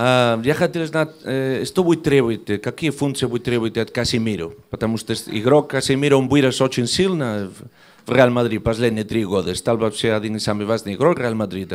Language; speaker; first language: Russian; non-native, fluent; Spanish